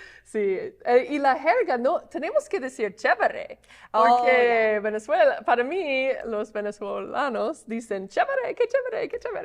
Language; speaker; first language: Spanish; non-native, fluent; English